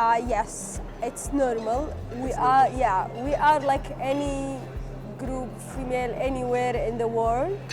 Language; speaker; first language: English; non-native, fluent; Arabic